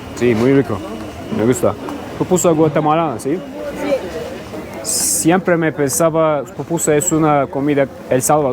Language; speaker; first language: Spanish; non-native, learner; Turkish